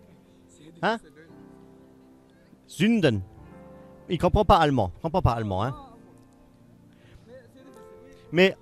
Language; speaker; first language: French; native; French